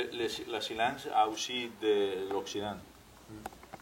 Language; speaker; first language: French; non-native, learner; Spanish